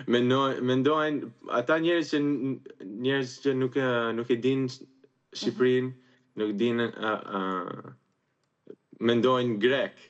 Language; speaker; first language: Albanian; early bilingual, heritage; Albanian